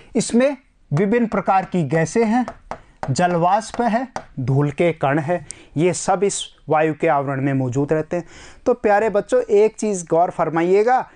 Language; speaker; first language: Hindi; native; Hindi